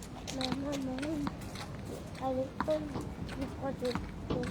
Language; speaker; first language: French; early bilingual, other home language; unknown